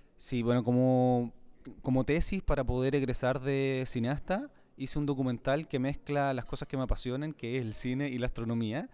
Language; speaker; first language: Spanish; native; Spanish